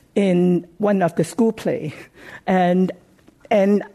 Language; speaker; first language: English; non-native, local second language; Cantonese